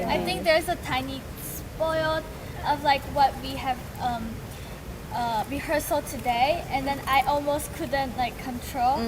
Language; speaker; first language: English; non-native, fluent; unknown